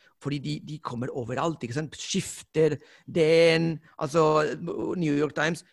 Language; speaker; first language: Norwegian; non-native, fluent; Spanish